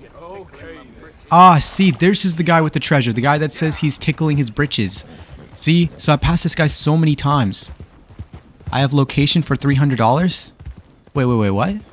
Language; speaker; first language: English; native; English